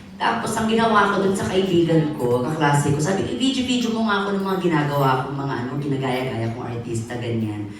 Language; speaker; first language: Filipino; native; Filipino